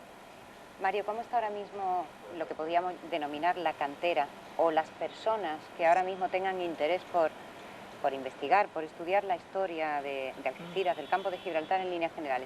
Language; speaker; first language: Spanish; native; Spanish